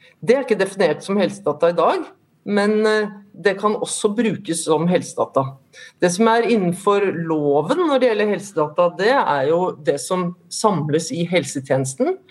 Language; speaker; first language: Norwegian; native; Norwegian